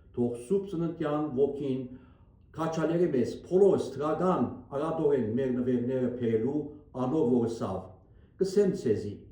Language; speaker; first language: Armenian; native; Armenian